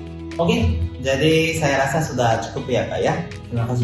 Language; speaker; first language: Indonesian; non-native, fluent; Japanese